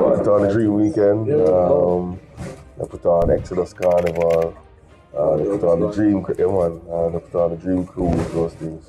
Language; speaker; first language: English; native; English